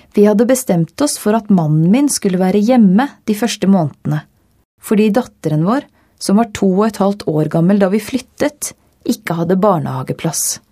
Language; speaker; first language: Norwegian; non-native, fluent; Dutch